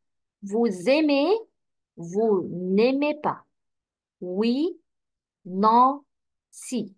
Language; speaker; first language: French; non-native, fluent; Arabic